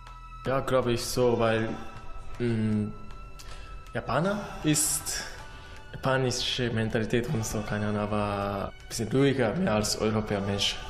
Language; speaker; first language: German; non-native, learner; Japanese